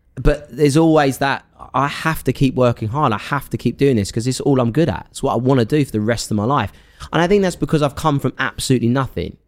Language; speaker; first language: English; native; English